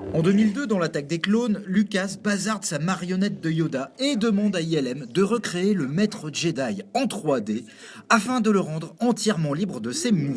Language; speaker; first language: French; native; French